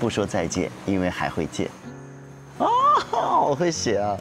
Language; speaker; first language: Chinese; native; Chinese